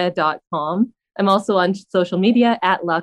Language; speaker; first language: English; native; English